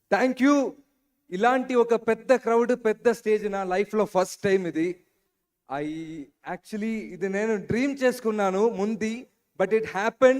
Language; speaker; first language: Telugu; non-native, learner; Malayalam